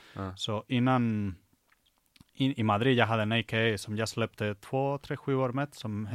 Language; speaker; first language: Swedish; non-native, fluent; Spanish